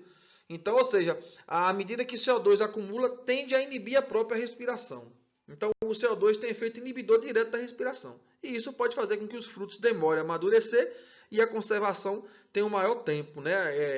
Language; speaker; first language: Portuguese; native; Portuguese